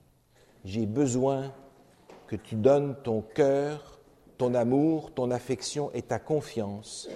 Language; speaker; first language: French; native; French